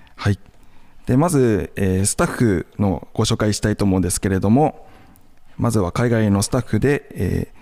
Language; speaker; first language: Japanese; native; Japanese